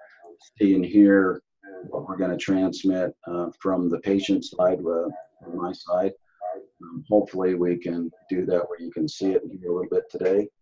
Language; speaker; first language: English; native; English